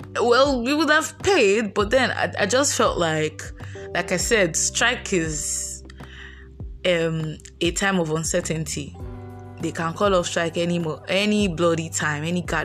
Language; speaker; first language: English; non-native, local second language; Yoruba